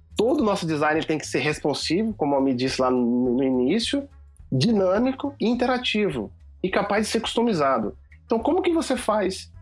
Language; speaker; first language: Portuguese; native; Portuguese